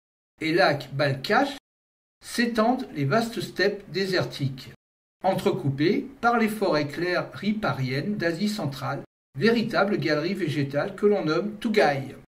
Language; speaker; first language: French; native; French